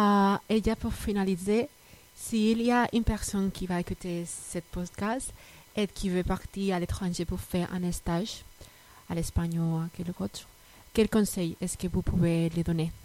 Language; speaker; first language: French; non-native, fluent; Spanish